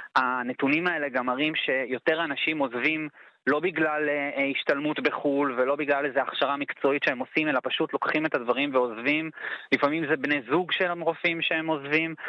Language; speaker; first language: Hebrew; early bilingual, heritage; Hebrew